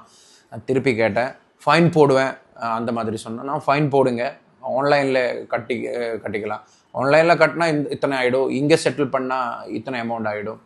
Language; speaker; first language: Tamil; non-native, local second language; Malayalam